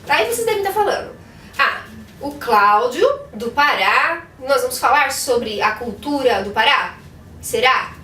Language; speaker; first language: Portuguese; native; Portuguese